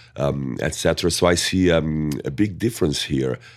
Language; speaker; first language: English; non-native, fluent; Portuguese